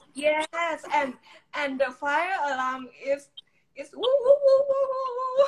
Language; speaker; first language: English; non-native, learner; Thai